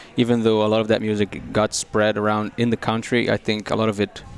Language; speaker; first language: English; non-native, fluent; Portuguese